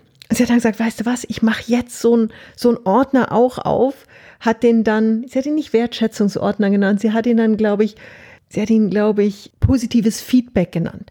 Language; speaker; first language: German; native; German